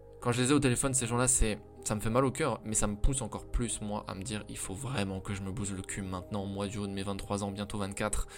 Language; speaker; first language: French; native; French